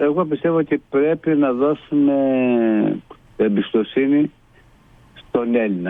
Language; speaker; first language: Greek; non-native, fluent; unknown